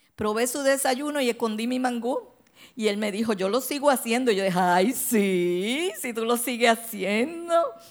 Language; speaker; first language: Spanish; native; Spanish